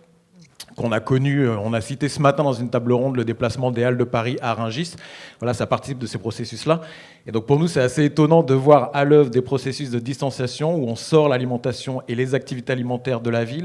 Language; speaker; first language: French; native; French